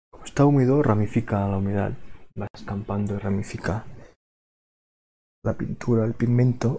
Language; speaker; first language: Spanish; non-native, local second language; Catalan